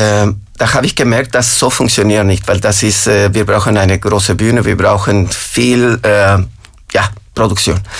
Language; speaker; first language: German; non-native, fluent; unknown